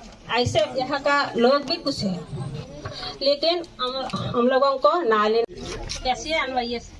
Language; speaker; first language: Hindi; non-native, local second language; Telugu